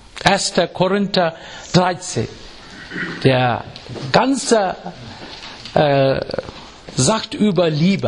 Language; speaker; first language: German; non-native, fluent; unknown